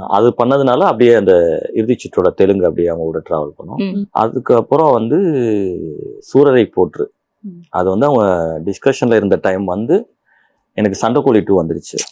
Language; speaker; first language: Tamil; native; Tamil